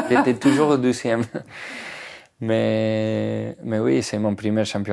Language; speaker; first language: French; non-native, fluent; Spanish